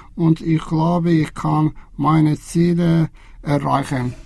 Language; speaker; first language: German; non-native, learner; Azerbaijani